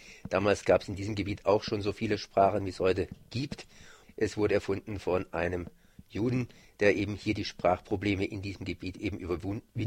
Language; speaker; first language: German; native; German